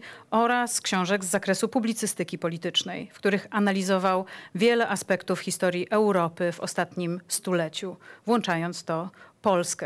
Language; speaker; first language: Polish; native; Polish